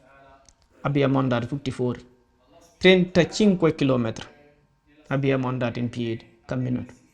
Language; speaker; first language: Italian; non-native, learner; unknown